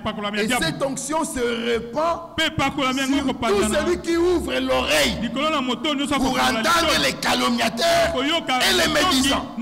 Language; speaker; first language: French; non-native, local second language; Lingala